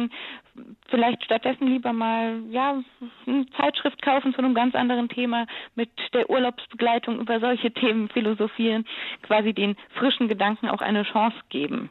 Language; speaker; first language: German; native; German